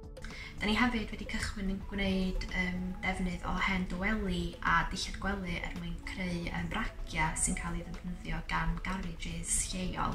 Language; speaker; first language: Welsh; native; Welsh